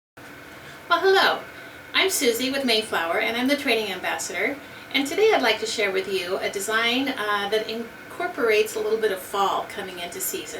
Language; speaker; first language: English; native; English